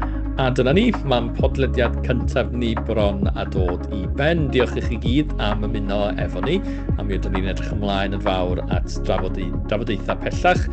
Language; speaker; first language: Welsh; native; Welsh